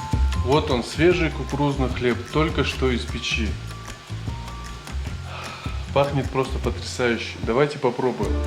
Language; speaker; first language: Russian; non-native, local second language; Chechen